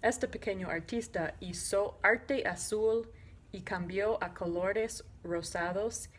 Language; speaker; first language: Spanish; non-native, learner; English